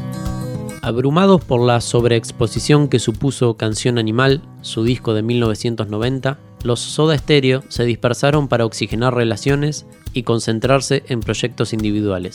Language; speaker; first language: Spanish; native; Spanish